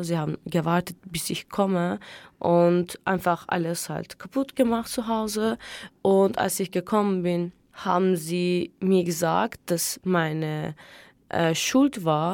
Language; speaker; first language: German; non-native, fluent; Turkish